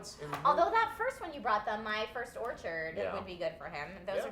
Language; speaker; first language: English; native; English